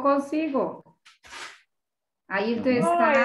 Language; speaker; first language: Spanish; non-native, learner; Portuguese